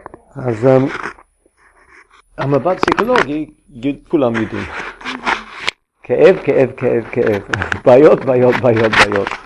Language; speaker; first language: Hebrew; non-native, fluent; English